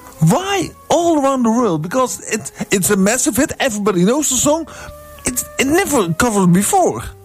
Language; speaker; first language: English; non-native, fluent; Dutch